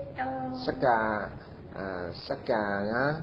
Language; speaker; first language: Japanese; non-native, learner; Vietnamese